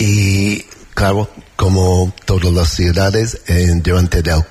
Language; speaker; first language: Spanish; non-native, learner; English